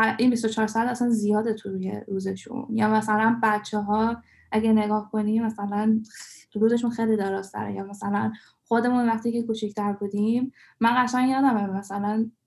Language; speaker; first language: Persian; early bilingual, heritage; Persian